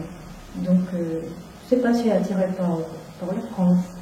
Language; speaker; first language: French; non-native, fluent; Korean